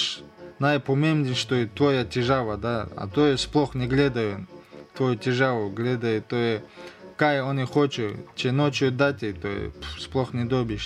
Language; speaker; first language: Slovenian; non-native, learner; Russian